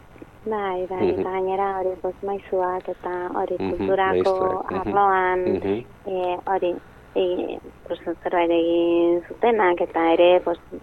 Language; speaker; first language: Basque; non-native, local second language; Spanish